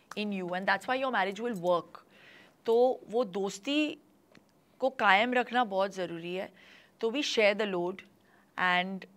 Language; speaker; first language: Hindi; non-native, local second language; Tulu